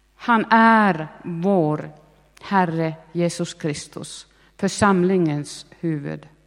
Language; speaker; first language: Swedish; native; Swedish